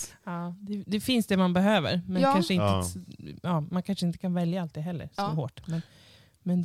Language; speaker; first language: Swedish; native; Swedish